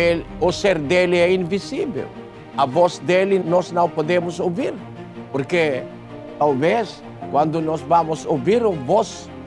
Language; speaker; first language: Portuguese; non-native, learner; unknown